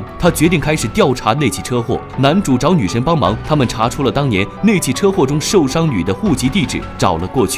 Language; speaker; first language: Chinese; native; Chinese